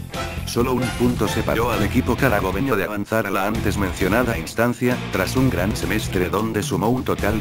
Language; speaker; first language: Spanish; native; Spanish